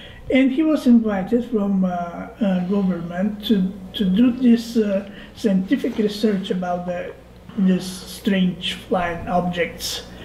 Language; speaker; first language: English; non-native, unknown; Bulgarian